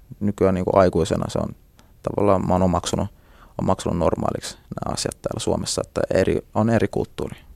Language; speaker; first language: Finnish; early bilingual, other home language; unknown